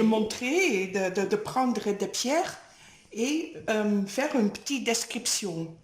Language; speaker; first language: French; non-native, fluent; Dutch